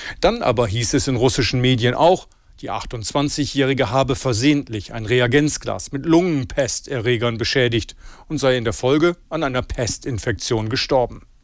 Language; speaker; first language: German; native; German